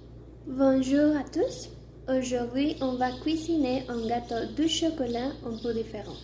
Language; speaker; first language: French; non-native, learner; Spanish